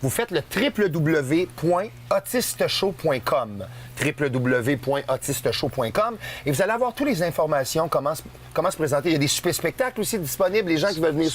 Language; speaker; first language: French; native; French